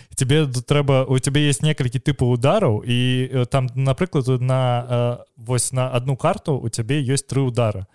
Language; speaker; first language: Belarusian; non-native, local second language; Russian